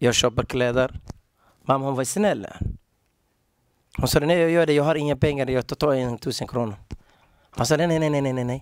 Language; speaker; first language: Swedish; non-native, learner; Somali